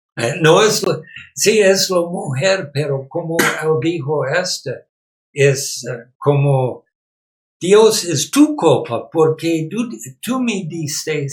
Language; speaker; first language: Spanish; non-native, learner; English